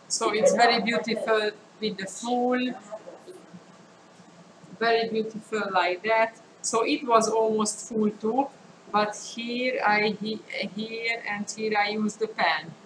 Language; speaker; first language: English; non-native, fluent; Hungarian